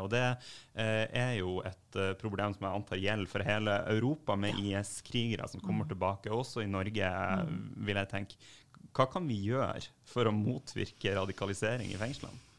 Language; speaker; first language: Norwegian; native; Norwegian